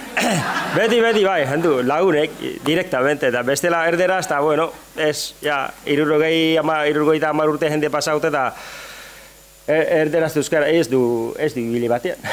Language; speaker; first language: Basque; non-native, learner; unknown